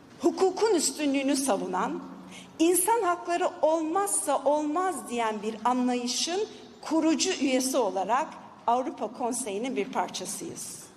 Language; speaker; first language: Turkish; native; Turkish